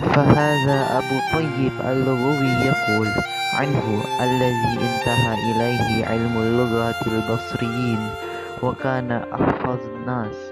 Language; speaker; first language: Arabic; non-native, learner; Indonesian